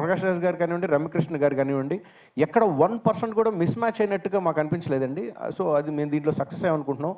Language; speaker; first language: Telugu; native; Telugu